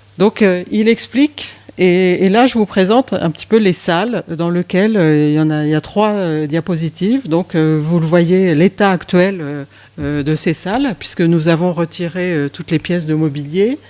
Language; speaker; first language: French; native; French